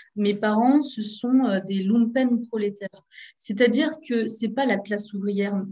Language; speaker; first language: French; early bilingual, other home language; Turkish